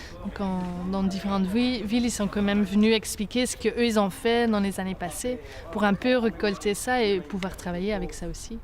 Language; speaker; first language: French; native; French